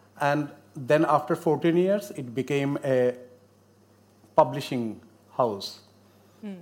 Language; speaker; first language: English; non-native, local second language; Bangla